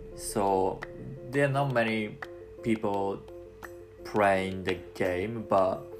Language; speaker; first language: English; non-native, learner; Japanese